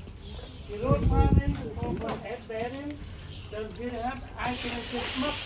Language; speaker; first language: German; non-native, learner; Vietnamese